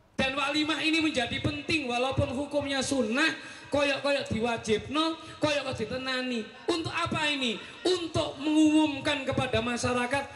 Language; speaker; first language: Javanese; native; Javanese